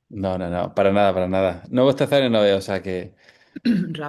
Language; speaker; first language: Spanish; native; Spanish